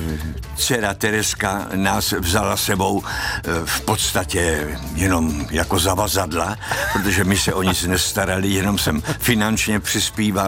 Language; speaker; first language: Czech; native; Czech